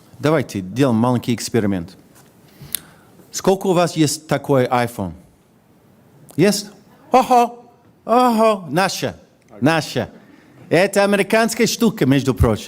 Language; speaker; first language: Russian; non-native, learner; English